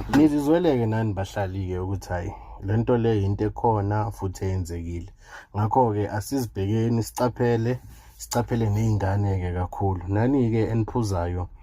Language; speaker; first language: Zulu; native; Zulu